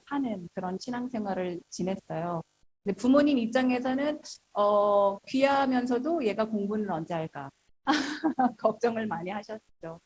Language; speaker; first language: Korean; early bilingual, heritage; Korean